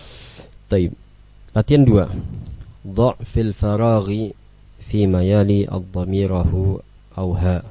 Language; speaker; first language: Arabic; non-native, fluent; Indonesian